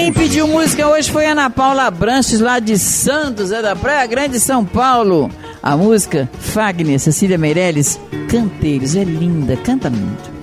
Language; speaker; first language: Portuguese; native; Portuguese